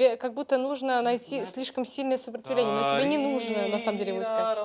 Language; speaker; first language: Russian; native; Russian